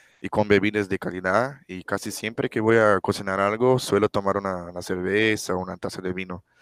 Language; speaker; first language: Spanish; non-native, fluent; Portuguese